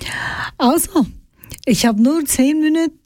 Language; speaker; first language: German; non-native, learner; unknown